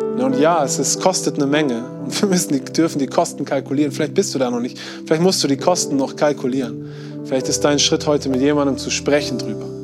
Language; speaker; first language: German; native; German